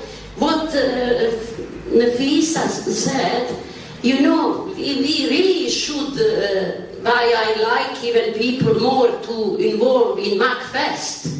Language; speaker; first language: English; non-native, learner; Bosnian